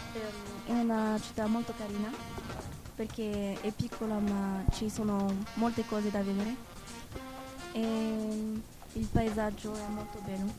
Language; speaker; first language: Italian; non-native, learner; French